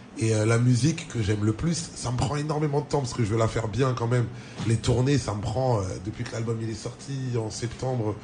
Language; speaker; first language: French; early bilingual, other home language; Lingala